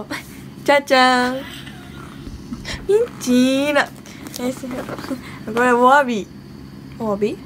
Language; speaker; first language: Portuguese; early bilingual, heritage; Portuguese